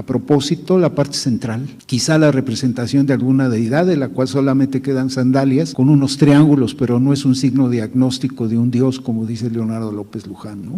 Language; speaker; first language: Spanish; native; Spanish